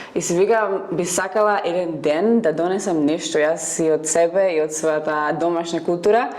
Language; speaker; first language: Macedonian; non-native, fluent; Czech